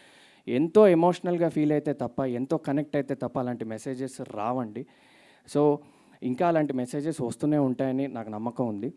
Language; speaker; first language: Telugu; native; Telugu